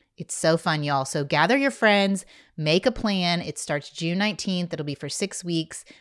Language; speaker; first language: English; native; English